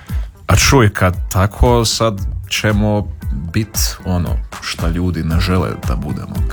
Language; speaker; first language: Serbian; native; Serbian